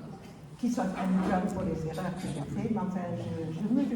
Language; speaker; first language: French; non-native, fluent; German